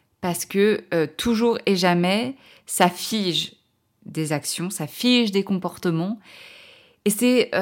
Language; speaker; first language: French; native; French